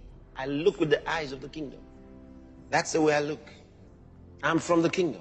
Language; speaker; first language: English; non-native, local second language; Yoruba